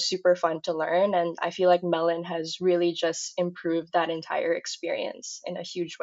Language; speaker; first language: English; non-native, local second language; Filipino